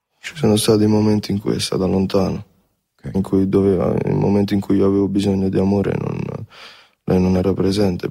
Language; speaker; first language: Italian; early bilingual, other home language; Ukrainian